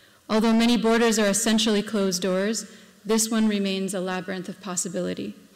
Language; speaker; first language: English; native; English